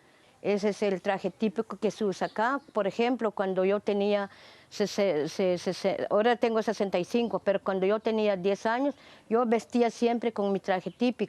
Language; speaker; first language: Spanish; non-native, local second language; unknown